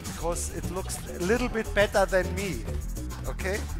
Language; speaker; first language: English; non-native, learner; German